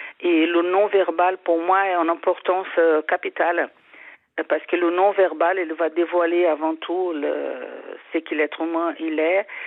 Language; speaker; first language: French; non-native, fluent; Portuguese